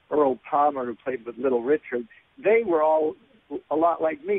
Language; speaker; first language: English; native; English